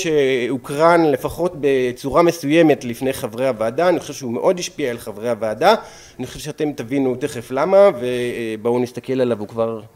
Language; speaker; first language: Hebrew; native; Hebrew